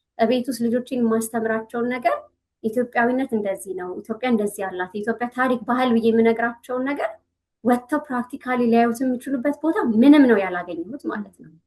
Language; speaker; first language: Amharic; native; Amharic